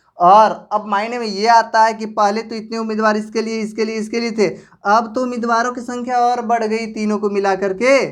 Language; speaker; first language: Hindi; native; Hindi